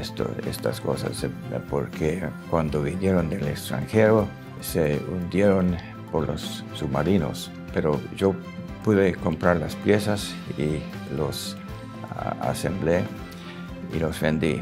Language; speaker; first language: Spanish; non-native, local second language; English